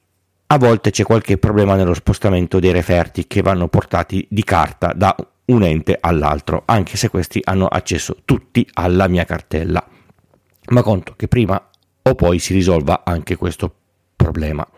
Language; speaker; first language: Italian; native; Italian